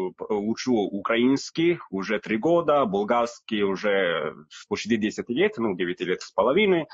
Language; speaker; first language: Russian; non-native, fluent; Italian